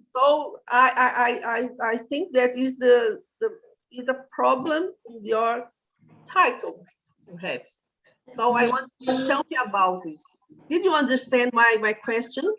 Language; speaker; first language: English; non-native, fluent; Portuguese